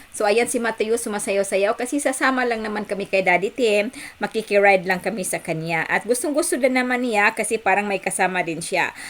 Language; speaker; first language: Filipino; native; Filipino